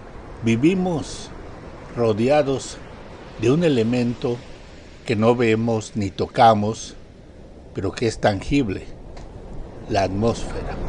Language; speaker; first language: Spanish; native; Spanish